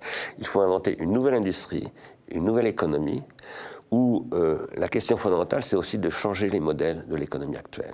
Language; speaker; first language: French; native; French